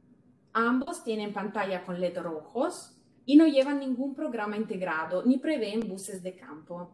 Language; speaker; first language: Spanish; non-native, fluent; Italian